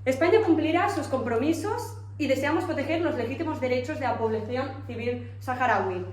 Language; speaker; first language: Spanish; non-native, local second language; Catalan